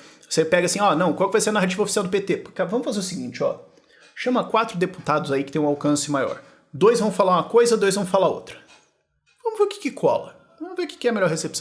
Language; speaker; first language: Portuguese; native; Portuguese